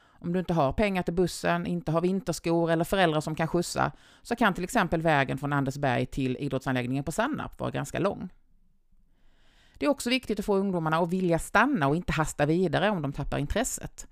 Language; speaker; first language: Swedish; native; Swedish